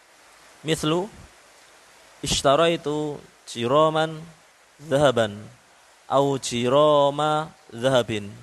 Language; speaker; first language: Arabic; non-native, learner; Indonesian